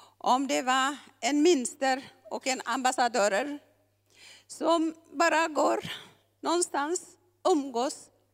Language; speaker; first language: Swedish; non-native, fluent; Tigrinya